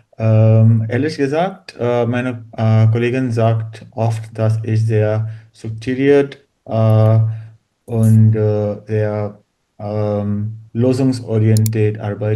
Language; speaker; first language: German; non-native, learner; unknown